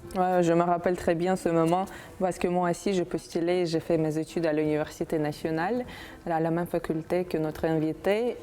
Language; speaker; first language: French; non-native, fluent; Uzbek